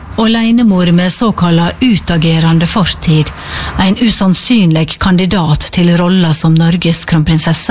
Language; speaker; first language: Norwegian; native; Norwegian